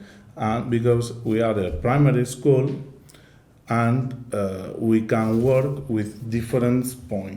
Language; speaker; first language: English; non-native, learner; Catalan